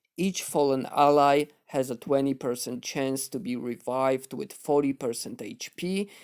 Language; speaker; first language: English; non-native, fluent; Polish